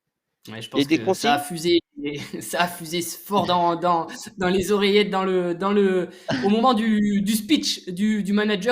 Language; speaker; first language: French; native; French